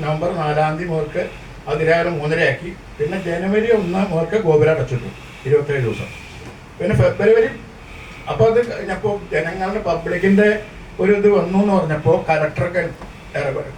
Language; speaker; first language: Malayalam; native; Malayalam